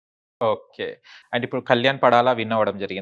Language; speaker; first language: Telugu; native; Telugu